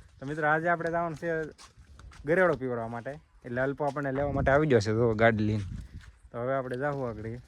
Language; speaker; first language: Gujarati; native; Gujarati